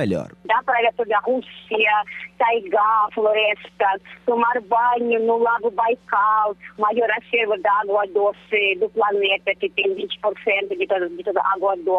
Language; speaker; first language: Portuguese; non-native, fluent; Russian